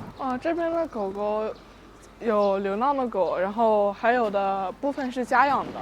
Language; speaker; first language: Chinese; native; Chinese